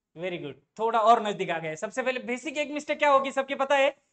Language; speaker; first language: Hindi; non-native, local second language; Marathi